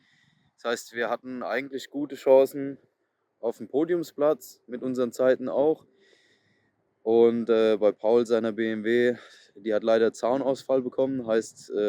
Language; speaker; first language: German; native; German